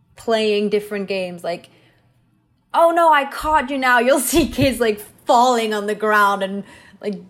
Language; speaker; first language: English; non-native, fluent; Danish